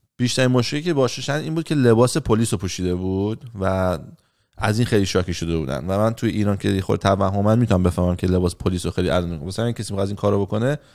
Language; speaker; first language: Persian; native; Persian